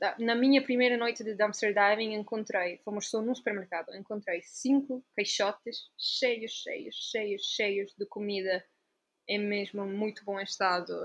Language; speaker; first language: Portuguese; non-native, fluent; Italian